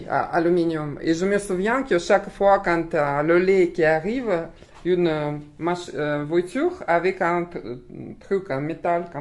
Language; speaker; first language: French; non-native, learner; Russian